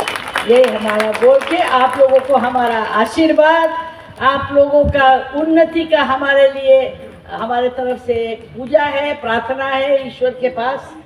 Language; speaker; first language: Hindi; non-native, local second language; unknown